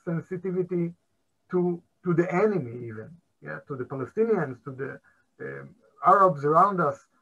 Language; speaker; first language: English; non-native, fluent; Hebrew